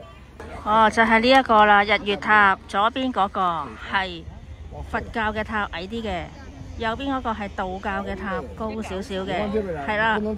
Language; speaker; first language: Chinese; native; Chinese